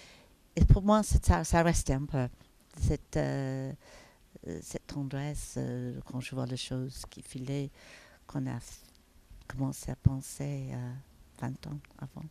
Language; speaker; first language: French; non-native, fluent; English